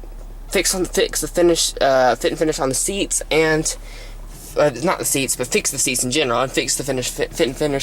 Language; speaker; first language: English; native; English